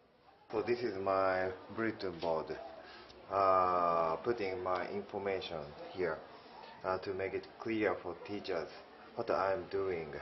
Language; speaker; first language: English; non-native, learner; Japanese